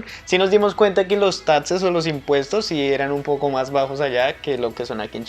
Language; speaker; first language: Spanish; native; Spanish